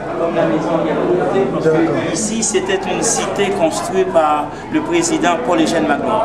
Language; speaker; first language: French; non-native, local second language; Haitian Creole